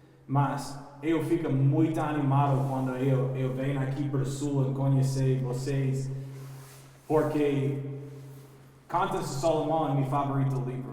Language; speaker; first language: Portuguese; non-native, learner; English